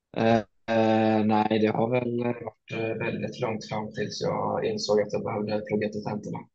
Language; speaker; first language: Swedish; native; Swedish